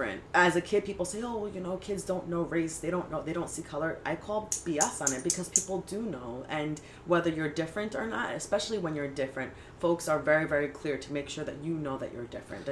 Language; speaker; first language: English; early bilingual, other home language; Spanish